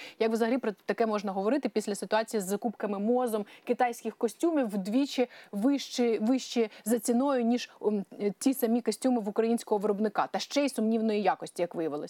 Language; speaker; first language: Ukrainian; native; Ukrainian